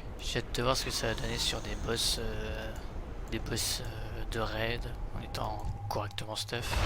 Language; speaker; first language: French; native; French